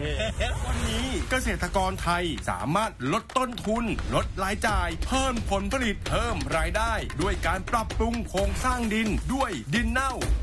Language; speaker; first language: Thai; native; Thai